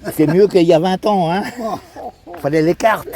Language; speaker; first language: French; native; French